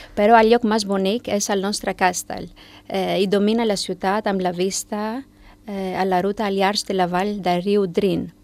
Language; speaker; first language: Catalan; non-native, learner; Albanian